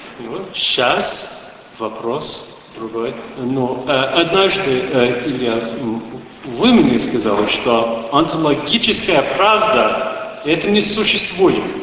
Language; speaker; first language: Russian; non-native, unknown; English